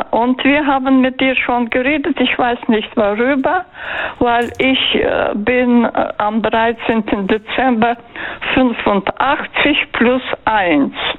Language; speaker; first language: German; non-native, fluent; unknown